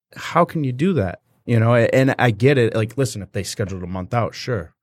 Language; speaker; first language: English; native; English